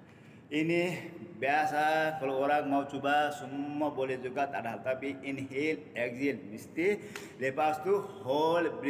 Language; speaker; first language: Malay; non-native, learner; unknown